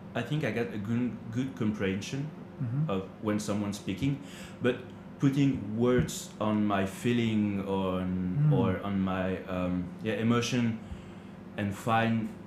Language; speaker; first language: English; non-native, learner; French